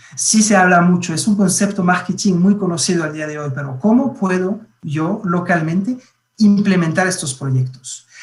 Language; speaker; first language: Spanish; non-native, fluent; French